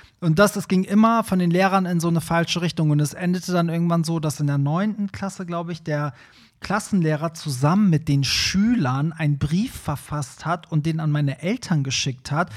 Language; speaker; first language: German; early bilingual, other home language; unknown